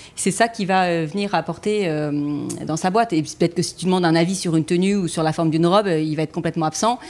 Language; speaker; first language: French; native; French